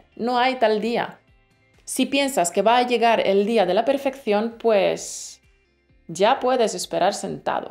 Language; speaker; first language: Spanish; native; Spanish